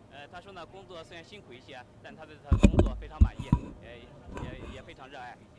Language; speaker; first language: Chinese; native; Chinese